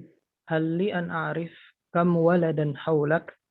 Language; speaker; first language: Arabic; non-native, learner; Indonesian